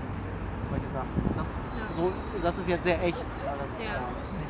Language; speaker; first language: German; native; German